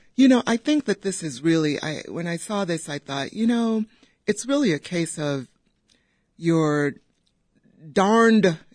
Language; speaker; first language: English; native; English